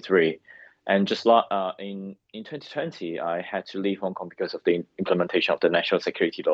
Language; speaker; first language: English; non-native, local second language; Cantonese